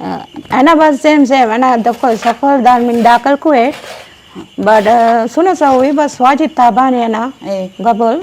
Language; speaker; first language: Arabic; non-native, learner; Sinhala